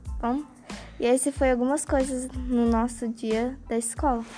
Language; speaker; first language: Portuguese; early bilingual, heritage; Portuguese